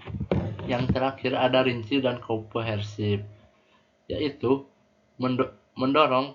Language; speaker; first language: Indonesian; native; Indonesian